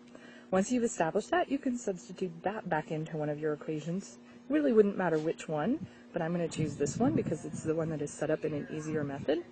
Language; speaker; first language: English; native; English